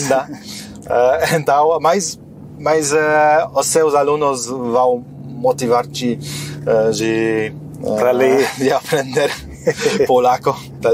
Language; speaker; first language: Portuguese; non-native, fluent; Polish